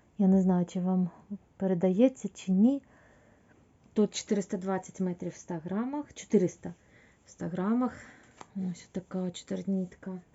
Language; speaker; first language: Ukrainian; non-native, local second language; Russian